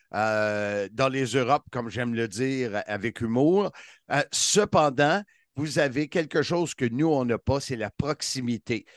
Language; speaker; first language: French; native; French